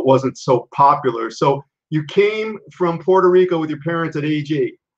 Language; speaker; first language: English; native; English